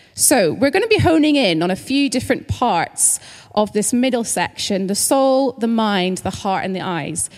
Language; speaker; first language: English; native; English